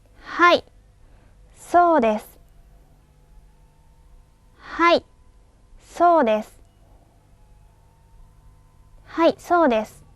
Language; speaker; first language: Japanese; non-native, learner; Thai